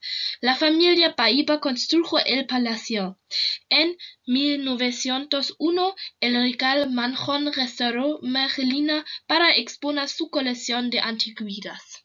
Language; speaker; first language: Spanish; non-native, learner; German